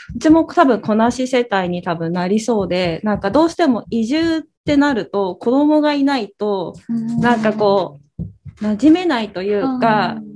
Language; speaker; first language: Japanese; native; Japanese